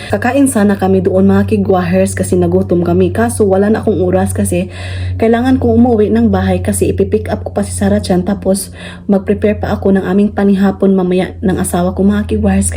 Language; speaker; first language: Filipino; non-native, local second language; Cebuano